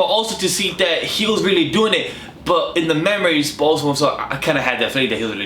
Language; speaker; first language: English; native; English